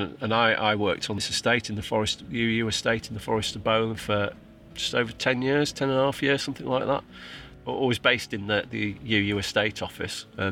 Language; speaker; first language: English; native; English